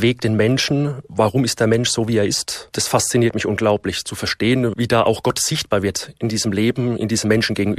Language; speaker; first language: German; native; German